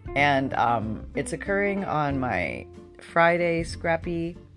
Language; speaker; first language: English; native; English